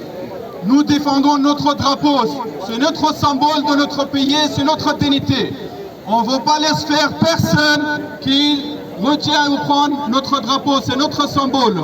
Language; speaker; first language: French; non-native, fluent; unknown